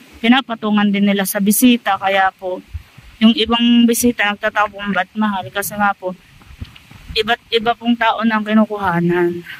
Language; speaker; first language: Filipino; native; Filipino